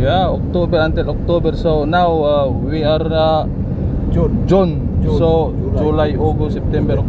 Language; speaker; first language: English; non-native, learner; Filipino